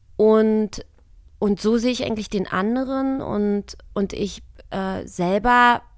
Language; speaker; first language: German; native; German